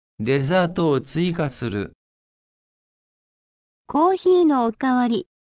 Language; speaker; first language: Japanese; native; Japanese